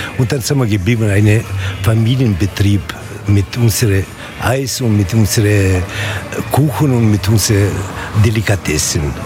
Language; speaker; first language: German; non-native, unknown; Italian